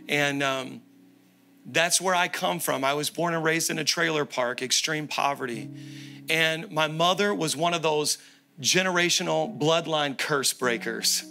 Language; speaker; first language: English; native; English